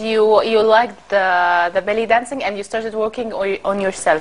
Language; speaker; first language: English; non-native, learner; Arabic